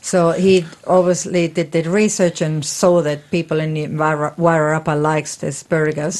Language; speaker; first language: English; non-native, fluent; Spanish